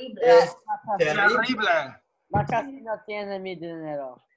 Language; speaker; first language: Spanish; non-native, learner; English